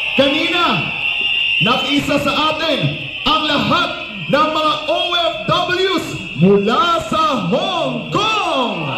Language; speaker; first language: Filipino; native; Filipino